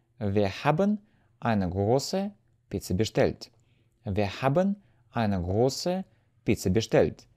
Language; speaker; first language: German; non-native, fluent; Russian